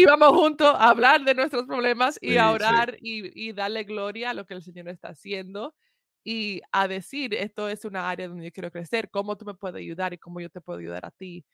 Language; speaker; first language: Spanish; early bilingual, heritage; Spanish